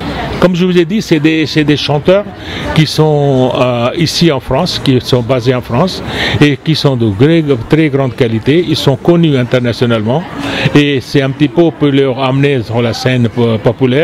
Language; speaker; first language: French; non-native, fluent; Punjabi